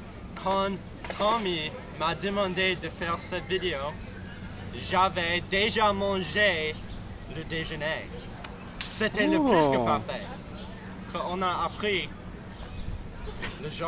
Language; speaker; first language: French; non-native, learner; English